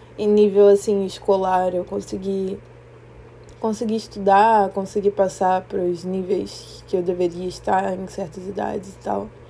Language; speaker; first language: Portuguese; native; Portuguese